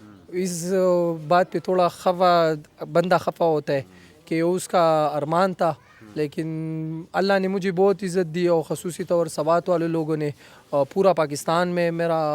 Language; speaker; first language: Hindi; non-native, local second language; Pashto